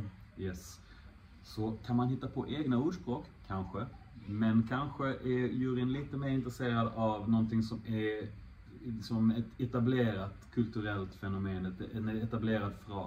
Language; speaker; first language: Swedish; native; Swedish